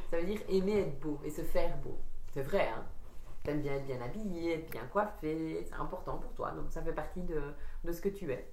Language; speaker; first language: French; native; French